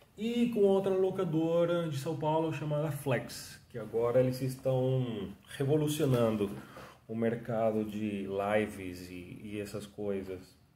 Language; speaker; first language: Portuguese; non-native, fluent; Spanish